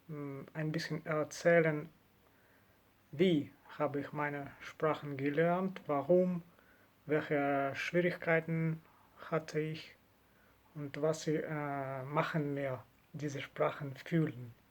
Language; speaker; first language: German; non-native, learner; Russian